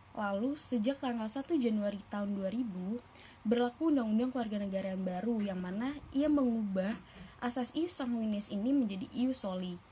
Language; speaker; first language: Indonesian; native; Indonesian